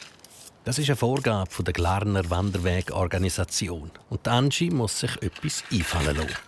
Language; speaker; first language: German; native; German